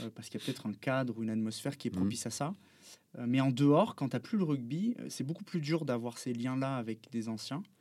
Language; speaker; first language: French; native; French